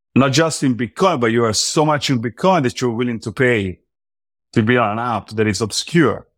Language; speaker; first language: English; non-native, fluent; Italian